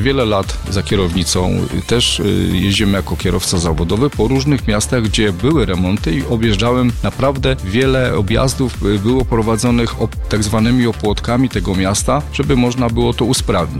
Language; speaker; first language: Polish; native; Polish